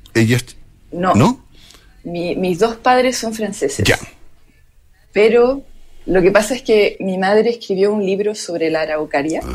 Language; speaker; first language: Spanish; early bilingual, other home language; French